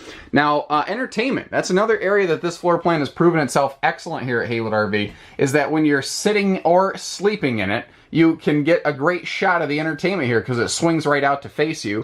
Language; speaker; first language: English; native; English